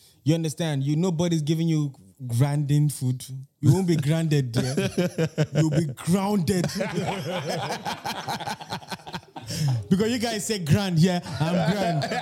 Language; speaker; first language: English; non-native, local second language; Igbo